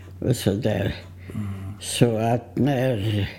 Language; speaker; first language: Swedish; non-native, fluent; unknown